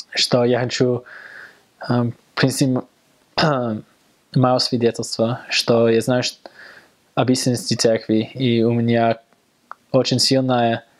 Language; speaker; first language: Russian; non-native, learner; English